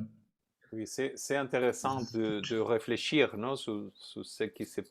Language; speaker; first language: French; non-native, fluent; Spanish